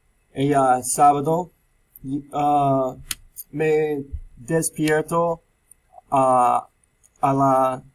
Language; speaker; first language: Spanish; non-native, learner; English